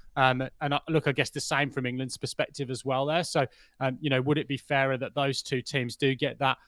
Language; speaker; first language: English; native; English